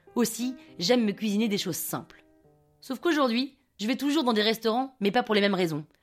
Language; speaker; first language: French; non-native, fluent; English